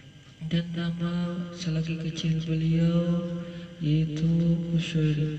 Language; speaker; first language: Indonesian; native; Indonesian